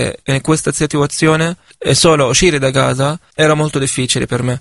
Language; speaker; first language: Italian; non-native, fluent; Arabic